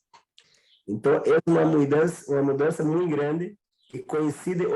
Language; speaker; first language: Spanish; non-native, learner; Portuguese